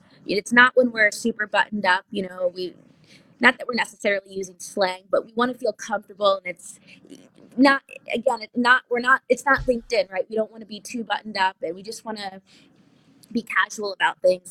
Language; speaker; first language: English; native; English